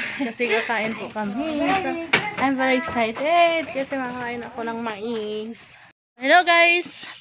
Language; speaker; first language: Filipino; non-native, local second language; Cebuano